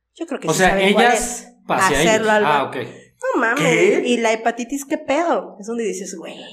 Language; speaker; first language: Spanish; native; Spanish